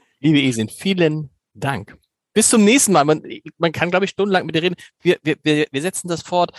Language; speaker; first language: German; native; German